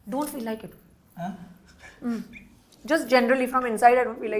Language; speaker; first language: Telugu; non-native, local second language; Hindi